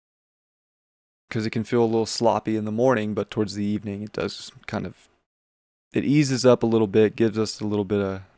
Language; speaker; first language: English; native; English